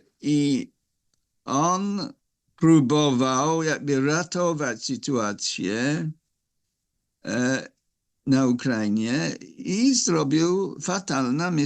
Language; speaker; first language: Polish; non-native, fluent; English